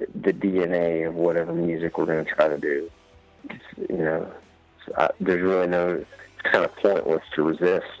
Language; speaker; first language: English; native; English